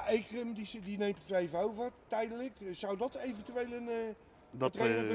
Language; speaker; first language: Dutch; native; Dutch